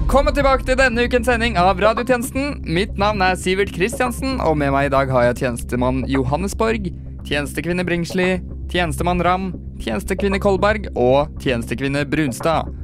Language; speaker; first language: Norwegian; native; Norwegian